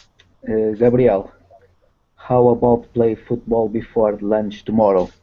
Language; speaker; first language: English; non-native, learner; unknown